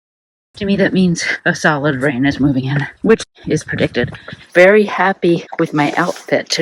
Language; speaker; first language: English; native; English